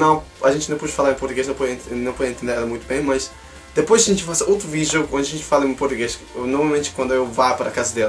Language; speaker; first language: Portuguese; non-native, learner; English